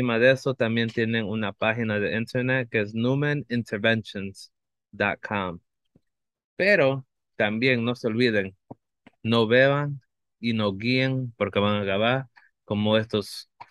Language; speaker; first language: Spanish; early bilingual, heritage; Spanish